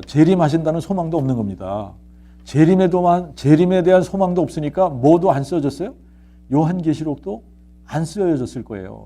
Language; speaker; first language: Korean; native; Korean